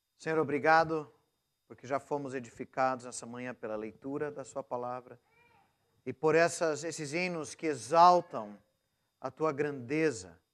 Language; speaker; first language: Portuguese; non-native, local second language; English